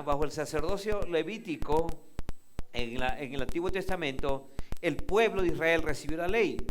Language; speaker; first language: Spanish; native; Spanish